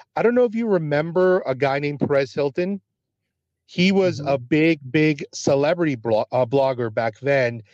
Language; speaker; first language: English; early bilingual, other home language; Spanish